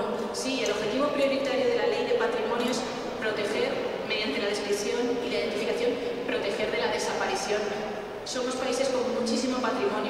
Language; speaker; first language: Spanish; native; Spanish